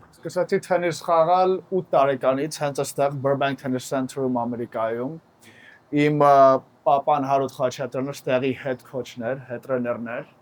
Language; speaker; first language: Armenian; early bilingual, heritage; Armenian